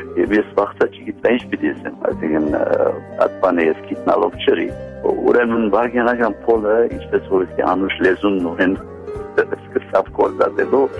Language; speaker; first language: Armenian; early bilingual, heritage; Armenian